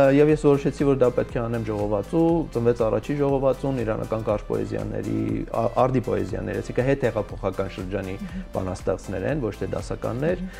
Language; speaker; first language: Armenian; early bilingual, heritage; Armenian